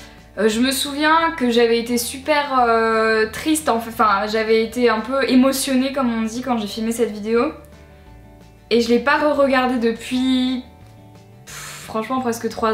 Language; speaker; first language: French; native; French